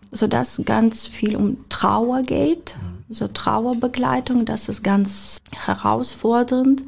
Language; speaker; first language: German; non-native, learner; Ukrainian